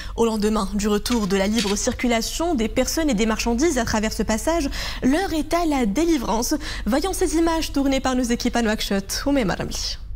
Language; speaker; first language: French; non-native, local second language; Arabic